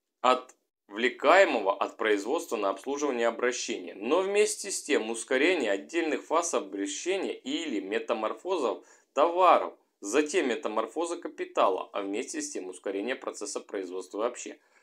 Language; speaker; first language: Russian; native; Russian